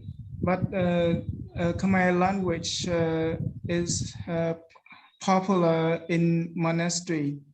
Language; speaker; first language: English; non-native, learner; Khmer